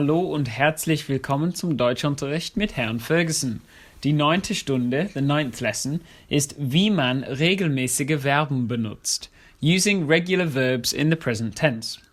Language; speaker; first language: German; non-native, fluent; English